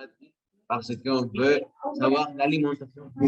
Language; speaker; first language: French; non-native, learner; Spanish